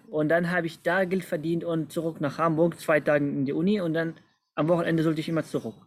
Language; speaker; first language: German; non-native, fluent; Arabic